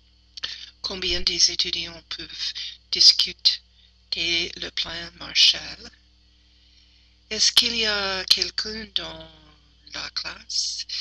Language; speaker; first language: French; non-native, learner; English